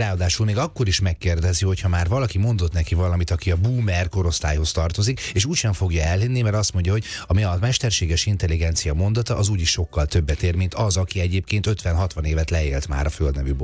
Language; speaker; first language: Hungarian; native; Hungarian